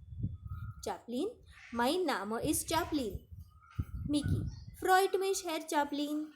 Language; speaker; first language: German; non-native, fluent; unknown